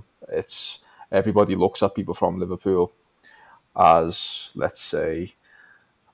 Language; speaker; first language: English; native; English